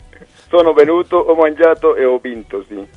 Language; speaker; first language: Italian; non-native, learner; Spanish